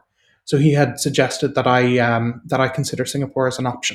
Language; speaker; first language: English; native; English